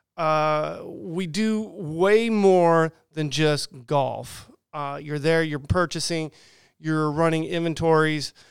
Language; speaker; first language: English; native; English